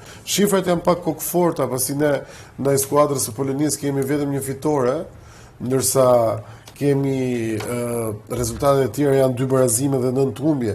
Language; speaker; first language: Albanian; native; Albanian